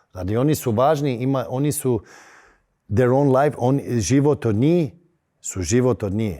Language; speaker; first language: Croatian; early bilingual, heritage; Bosnian